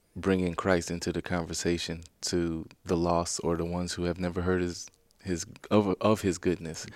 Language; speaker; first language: English; native; English